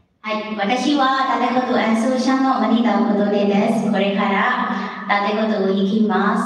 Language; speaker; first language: Japanese; non-native, learner; Burmese